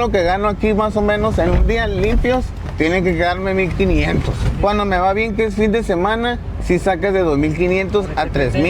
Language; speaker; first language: Spanish; native; Spanish